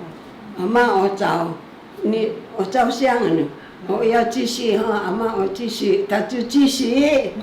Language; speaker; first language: Chinese; non-native, local second language; Amis